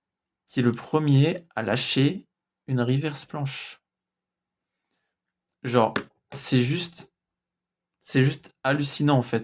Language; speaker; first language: French; native; French